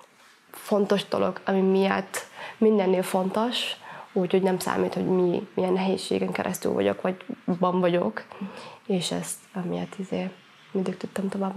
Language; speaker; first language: Hungarian; non-native, fluent; Somali